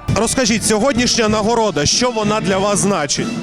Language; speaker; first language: Ukrainian; native; Ukrainian